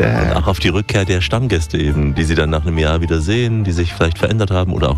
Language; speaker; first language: German; native; German